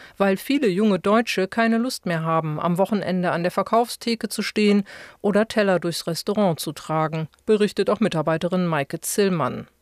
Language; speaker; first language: German; native; German